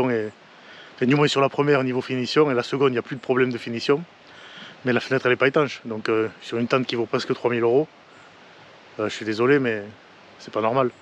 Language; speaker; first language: French; native; French